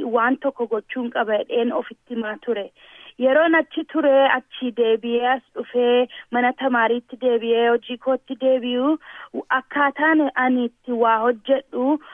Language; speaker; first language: Oromo; early bilingual, heritage; Oromo